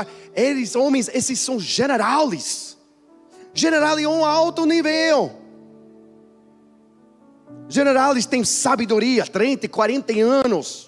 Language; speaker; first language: Portuguese; non-native, learner; English